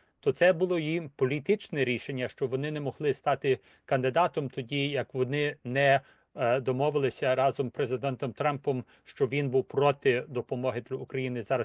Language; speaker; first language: Ukrainian; early bilingual, heritage; Ukrainian